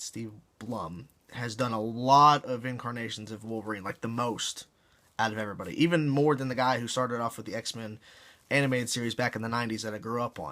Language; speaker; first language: English; native; English